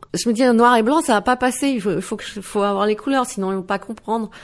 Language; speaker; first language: French; non-native, local second language; Dutch